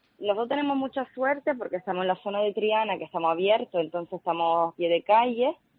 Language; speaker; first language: Spanish; non-native, fluent; Italian